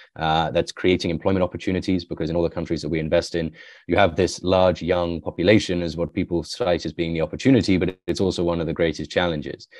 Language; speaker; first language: English; native; English